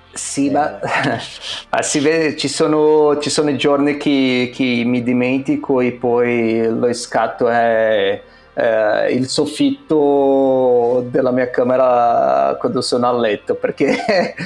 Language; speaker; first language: Italian; non-native, fluent; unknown